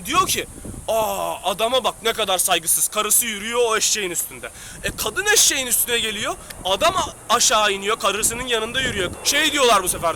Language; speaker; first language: Turkish; native; Turkish